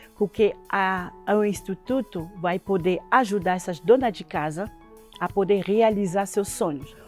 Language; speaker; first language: Portuguese; non-native, fluent; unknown